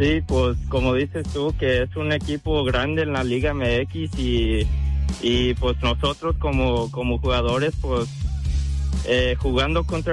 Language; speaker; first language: Spanish; early bilingual, heritage; Spanish